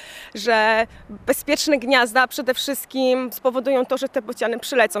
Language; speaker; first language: Polish; native; Polish